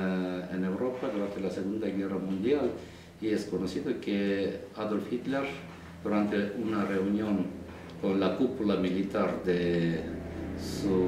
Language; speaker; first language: Spanish; non-native, fluent; Armenian